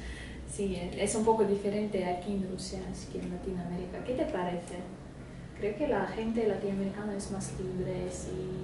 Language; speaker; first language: Spanish; non-native, fluent; Russian